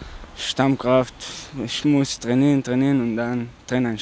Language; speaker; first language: German; non-native, learner; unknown